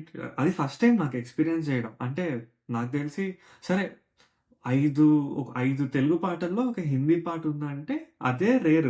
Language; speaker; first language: Telugu; native; Telugu